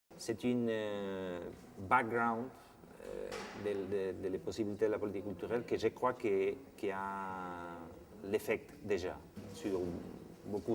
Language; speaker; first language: French; non-native, fluent; Spanish